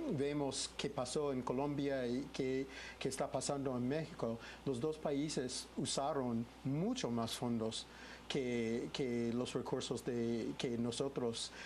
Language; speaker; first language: Spanish; non-native, fluent; English